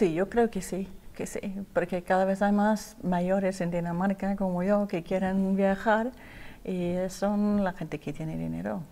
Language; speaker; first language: Spanish; non-native, learner; Danish